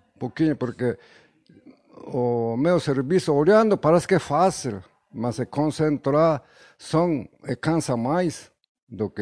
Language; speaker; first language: Portuguese; non-native, learner; Japanese